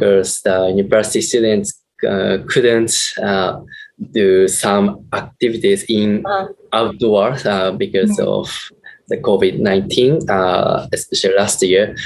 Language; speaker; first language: English; non-native, learner; Japanese